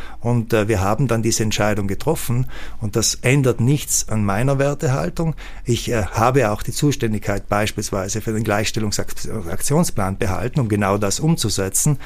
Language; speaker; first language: German; native; German